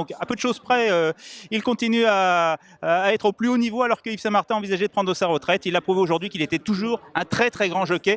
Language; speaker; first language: French; native; French